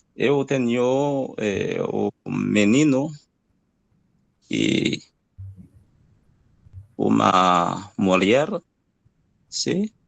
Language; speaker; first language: Portuguese; non-native, learner; Haitian Creole